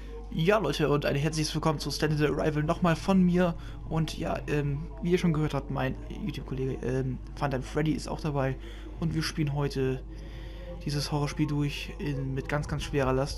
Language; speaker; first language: German; native; German